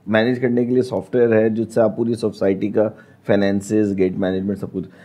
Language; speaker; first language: Hindi; native; Hindi